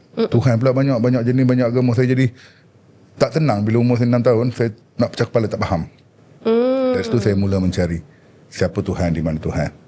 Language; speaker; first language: Malay; non-native, local second language; Tamil